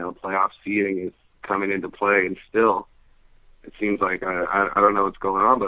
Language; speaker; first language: English; native; English